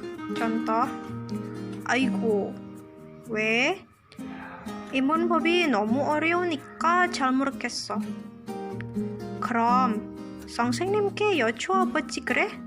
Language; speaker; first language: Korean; non-native, learner; Indonesian